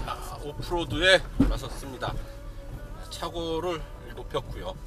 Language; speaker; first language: Korean; native; Korean